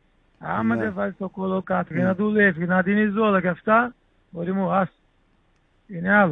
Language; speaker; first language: Greek; non-native, learner; Portuguese